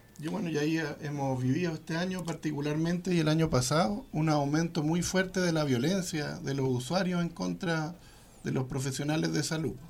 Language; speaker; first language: Spanish; native; Spanish